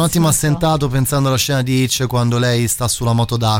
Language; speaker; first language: Italian; native; Italian